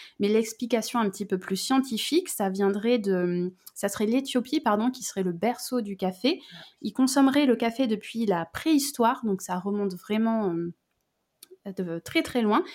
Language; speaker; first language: French; native; French